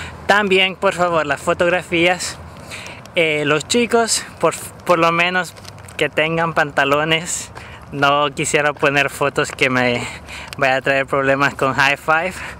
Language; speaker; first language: Spanish; native; Spanish